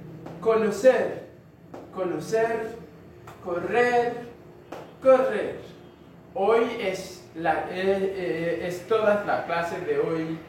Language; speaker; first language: Spanish; non-native, fluent; Haitian Creole